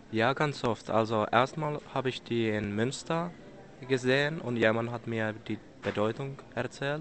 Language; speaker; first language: German; non-native, fluent; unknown